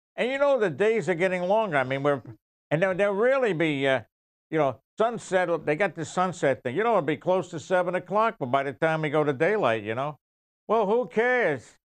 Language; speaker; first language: English; native; English